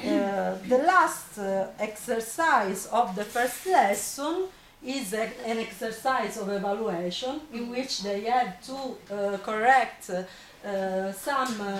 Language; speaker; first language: English; non-native, fluent; Italian